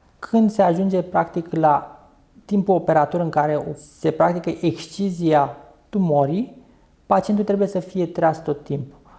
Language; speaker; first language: Romanian; native; Romanian